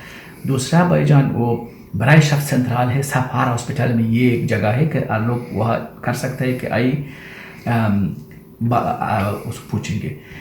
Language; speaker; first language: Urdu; non-native, learner; Persian